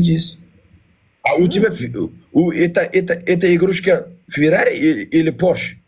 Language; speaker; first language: Russian; non-native, learner; Uzbek